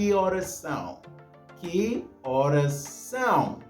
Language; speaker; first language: Portuguese; non-native, fluent; English